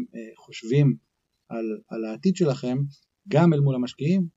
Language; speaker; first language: Hebrew; native; Hebrew